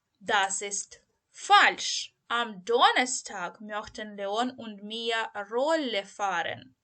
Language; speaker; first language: German; non-native, learner; Ukrainian